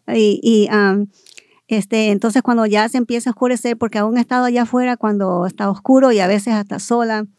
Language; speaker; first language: Spanish; early bilingual, heritage; Spanish